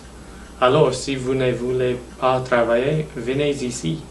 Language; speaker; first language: French; non-native, learner; English